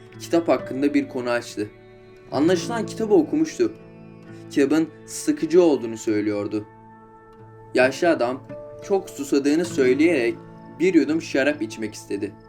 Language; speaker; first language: Turkish; native; Turkish